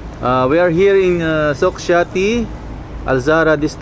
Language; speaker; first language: English; non-native, local second language; Filipino